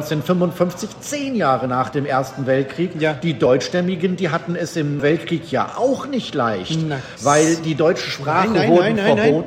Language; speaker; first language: German; native; German